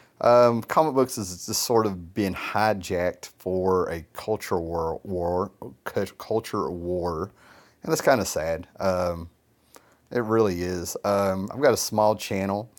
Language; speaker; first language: English; native; English